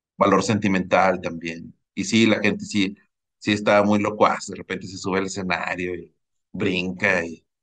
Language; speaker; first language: Spanish; native; Spanish